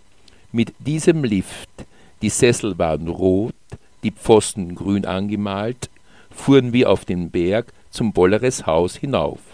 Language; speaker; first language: German; native; German